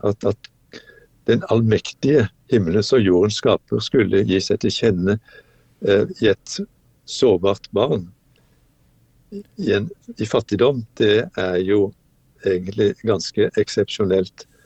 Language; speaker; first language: Norwegian; native; Norwegian